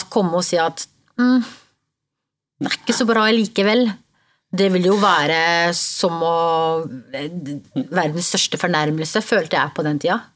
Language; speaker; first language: Norwegian; early bilingual, other home language; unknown